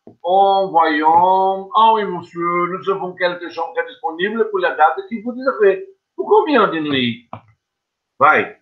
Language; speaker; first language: French; non-native, learner; Portuguese